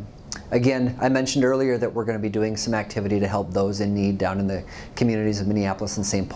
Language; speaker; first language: English; native; English